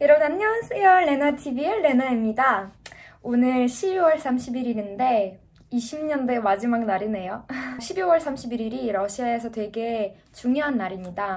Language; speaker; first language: Korean; non-native, fluent; Russian